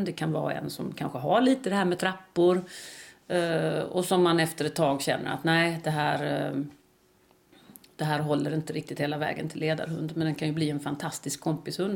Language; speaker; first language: Swedish; native; Swedish